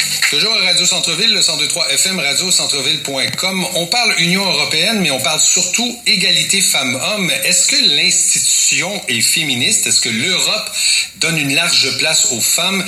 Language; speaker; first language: French; native; French